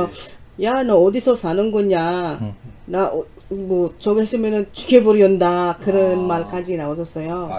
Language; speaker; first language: Korean; non-native, learner; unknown